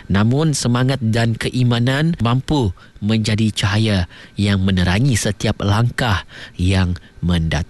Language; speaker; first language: Malay; native; Malay